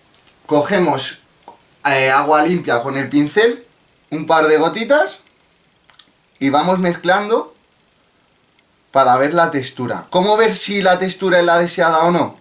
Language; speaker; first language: Spanish; native; Spanish